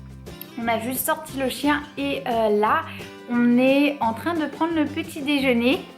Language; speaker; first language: French; native; French